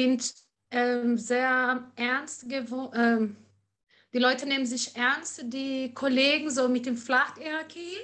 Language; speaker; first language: German; non-native, learner; Portuguese